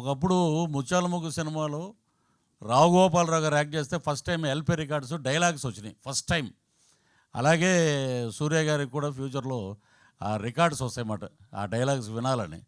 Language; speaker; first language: Telugu; native; Telugu